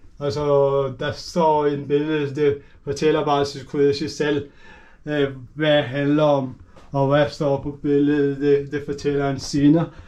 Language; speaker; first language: Danish; non-native, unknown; Urdu